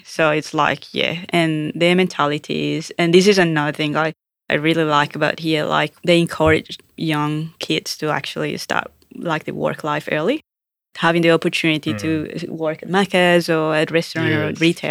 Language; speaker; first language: English; non-native, fluent; Spanish